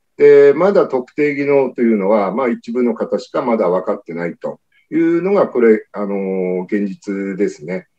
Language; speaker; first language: Japanese; native; Japanese